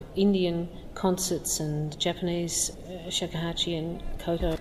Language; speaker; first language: English; native; English